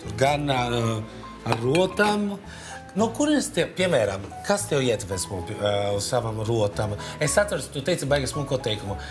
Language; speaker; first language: Latvian; non-native, fluent; Italian